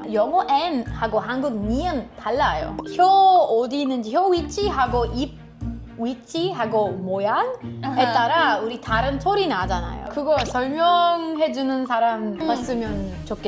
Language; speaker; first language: Korean; non-native, fluent; English